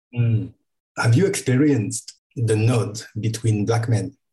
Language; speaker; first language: English; non-native, fluent; French